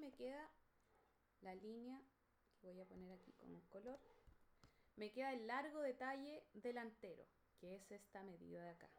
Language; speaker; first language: Spanish; native; Spanish